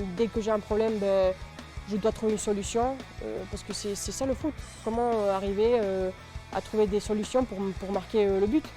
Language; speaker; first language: French; non-native, fluent; Spanish